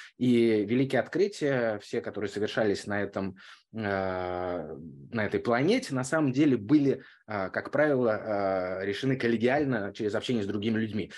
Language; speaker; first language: Russian; native; Russian